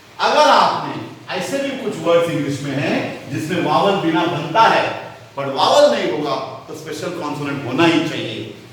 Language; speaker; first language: Hindi; non-native, local second language; Konkani